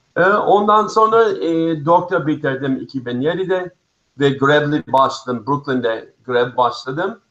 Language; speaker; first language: Turkish; non-native, fluent; English